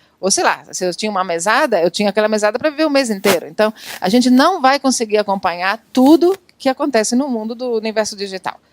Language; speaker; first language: Portuguese; non-native, fluent; Italian